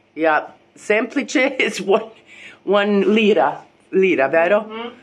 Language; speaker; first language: Italian; non-native, learner; English